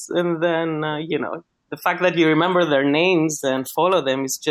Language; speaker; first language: English; non-native, fluent; Greek